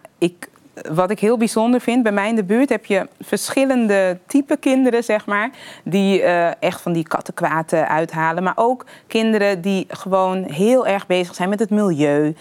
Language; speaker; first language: Dutch; early bilingual, other home language; Papiamento